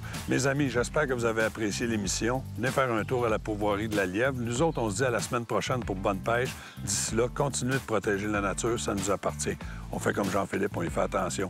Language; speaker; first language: French; native; French